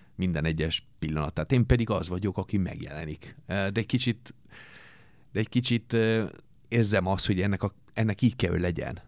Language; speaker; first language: Hungarian; non-native, fluent; Italian